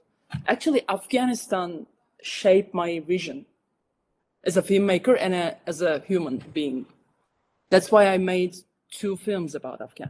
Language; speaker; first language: English; non-native, fluent; Turkish